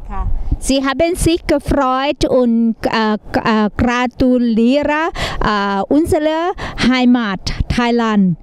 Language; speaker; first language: German; non-native, learner; Thai